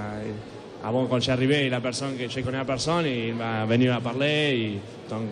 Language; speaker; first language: French; non-native, learner; Spanish